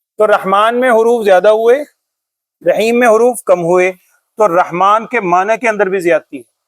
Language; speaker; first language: Urdu; native; Urdu